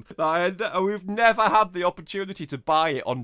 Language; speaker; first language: English; native; English